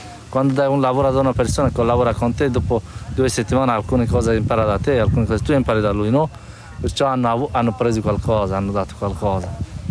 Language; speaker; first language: Italian; non-native, fluent; Persian